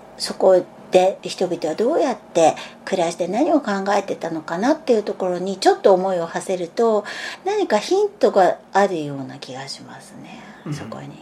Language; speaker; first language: Japanese; native; Japanese